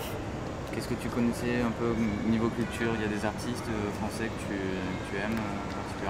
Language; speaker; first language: French; native; French